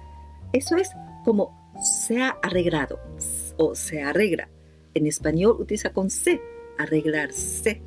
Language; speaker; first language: Spanish; non-native, fluent; Japanese